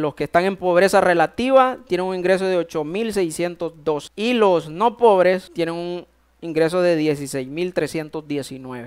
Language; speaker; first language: Spanish; native; Spanish